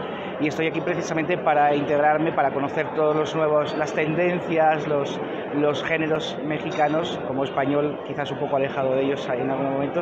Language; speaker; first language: Spanish; native; Spanish